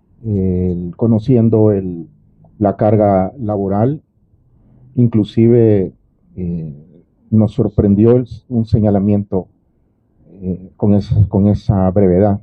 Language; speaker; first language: Spanish; native; Spanish